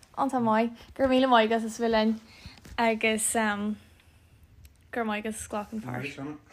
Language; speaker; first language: Irish; native; Irish